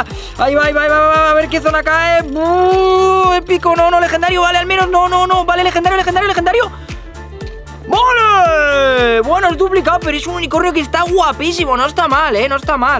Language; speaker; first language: Spanish; native; Spanish